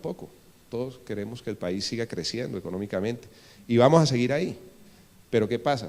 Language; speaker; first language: Spanish; native; Spanish